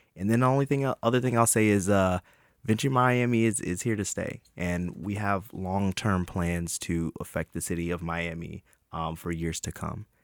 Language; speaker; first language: English; native; English